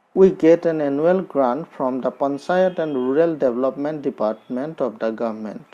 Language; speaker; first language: English; non-native, local second language; Assamese